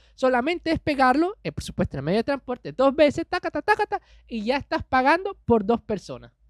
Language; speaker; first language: Spanish; native; Spanish